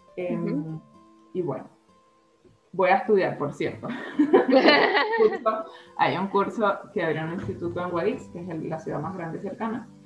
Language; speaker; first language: Spanish; native; Spanish